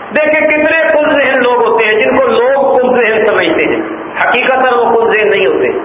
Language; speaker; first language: Urdu; non-native, local second language; Punjabi